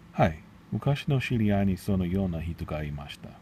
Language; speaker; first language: Japanese; non-native, learner; English